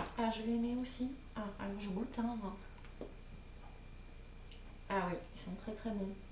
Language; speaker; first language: French; native; French